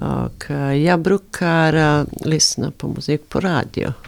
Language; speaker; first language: Swedish; non-native, learner; Arabic